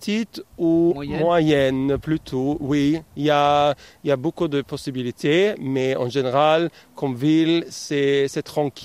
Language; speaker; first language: French; non-native, fluent; Norwegian